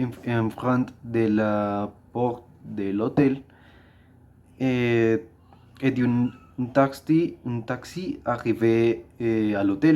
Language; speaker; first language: French; non-native, learner; Spanish